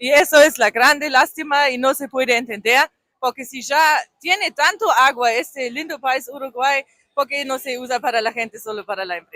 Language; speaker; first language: Spanish; non-native, fluent; German